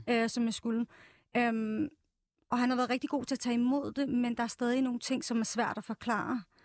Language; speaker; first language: Danish; early bilingual, other home language; Serbian